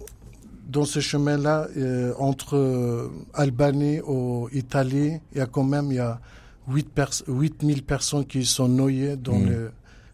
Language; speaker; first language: French; non-native, learner; Kurdish